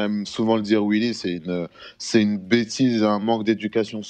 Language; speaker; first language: French; native; French